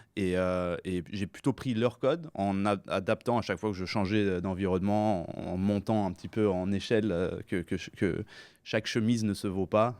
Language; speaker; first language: French; early bilingual, other home language; Persian